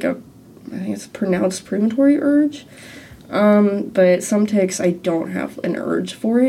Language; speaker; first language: English; native; English